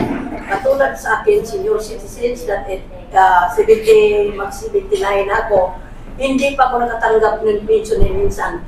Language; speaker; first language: Filipino; native; Filipino